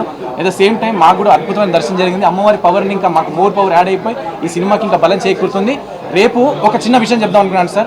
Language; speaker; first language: Telugu; native; Telugu